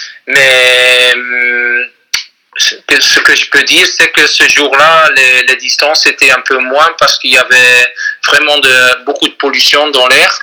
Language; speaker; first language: French; non-native, fluent; Dutch